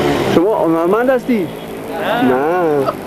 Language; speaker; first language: Persian; non-native, learner; English